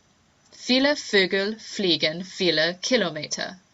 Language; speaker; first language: German; non-native, fluent; English